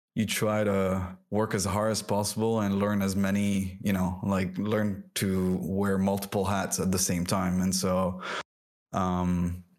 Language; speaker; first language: English; non-native, fluent; French